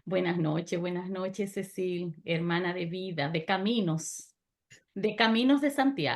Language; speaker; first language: Spanish; native; Spanish